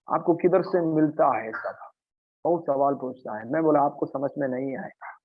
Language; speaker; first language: Hindi; non-native, local second language; Malayalam